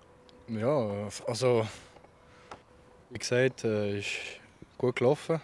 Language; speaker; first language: German; non-native, local second language; French